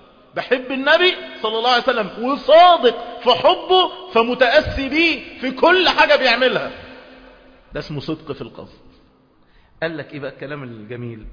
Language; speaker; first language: Arabic; native; Arabic